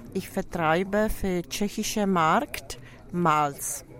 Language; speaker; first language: German; non-native, fluent; Czech